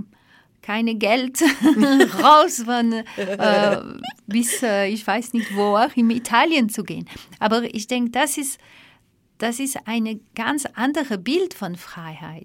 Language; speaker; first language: German; non-native, fluent; French